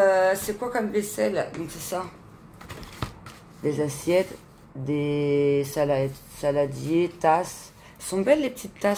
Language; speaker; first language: French; native; French